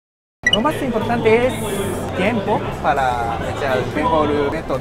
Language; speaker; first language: Spanish; non-native, learner; Japanese